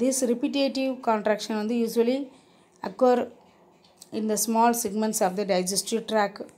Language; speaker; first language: English; non-native, local second language; Tamil